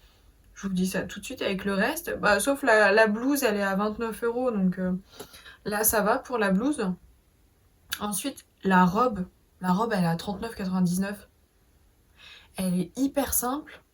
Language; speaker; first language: French; native; French